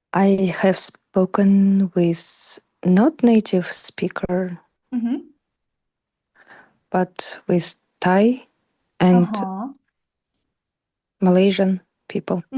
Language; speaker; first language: English; non-native, learner; Russian